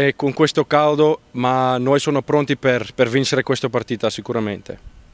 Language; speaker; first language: Italian; non-native, learner; Afrikaans